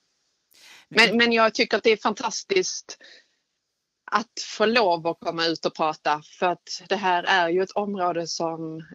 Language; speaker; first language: Swedish; native; Swedish